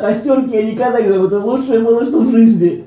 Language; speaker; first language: Russian; native; Russian